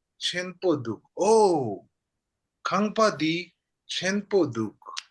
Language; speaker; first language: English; non-native, fluent; Tibetan